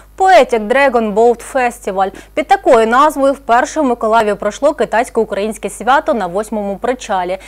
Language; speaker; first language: Ukrainian; native; Ukrainian